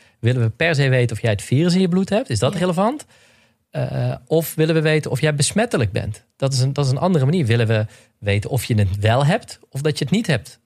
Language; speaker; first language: Dutch; native; Dutch